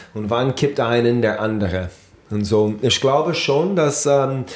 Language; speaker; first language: German; non-native, fluent; English